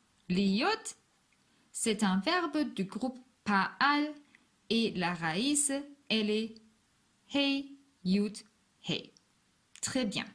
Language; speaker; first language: French; non-native, fluent; Hebrew